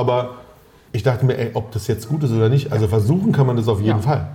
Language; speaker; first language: German; native; German